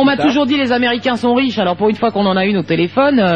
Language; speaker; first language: French; native; French